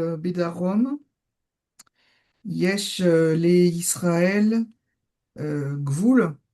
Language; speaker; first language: Hebrew; non-native, learner; French